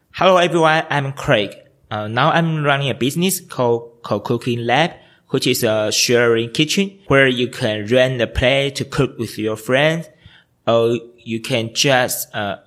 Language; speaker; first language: English; non-native, learner; Chinese